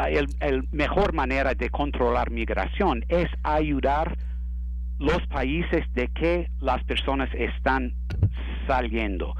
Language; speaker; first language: Spanish; non-native, learner; English